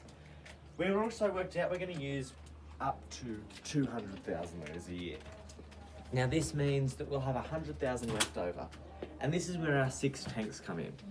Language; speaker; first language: English; native; English